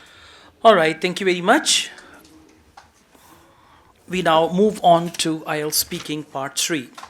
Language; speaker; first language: English; non-native, fluent; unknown